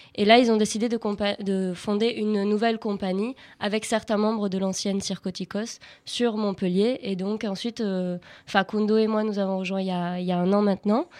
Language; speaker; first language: French; native; French